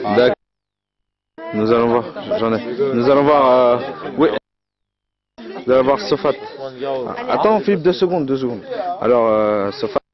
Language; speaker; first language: French; native; French